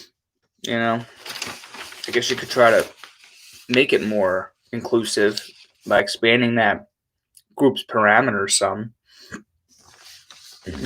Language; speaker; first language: English; native; English